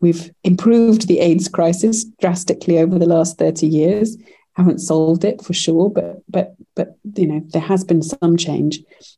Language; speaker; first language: English; native; English